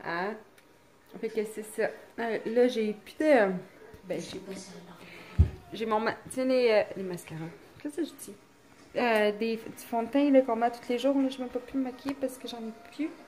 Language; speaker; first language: French; native; French